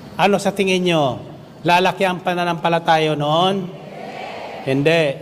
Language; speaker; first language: Filipino; native; Filipino